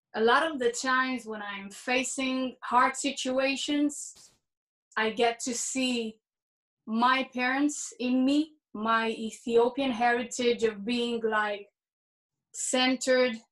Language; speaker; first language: English; early bilingual, heritage; Hebrew